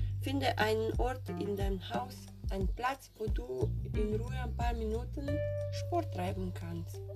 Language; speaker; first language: German; non-native, fluent; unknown